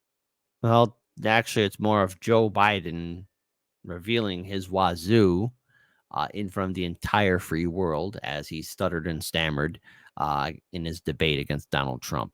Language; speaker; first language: English; native; English